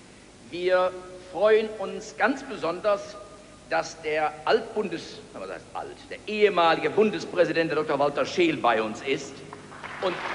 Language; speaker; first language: German; native; German